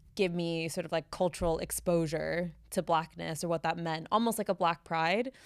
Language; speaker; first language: English; native; English